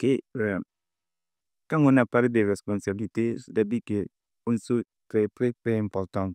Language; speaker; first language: French; non-native, learner; Portuguese